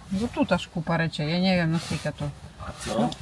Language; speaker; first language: Polish; non-native, learner; Ukrainian